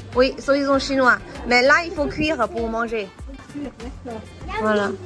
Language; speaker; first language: French; non-native, fluent; Chinese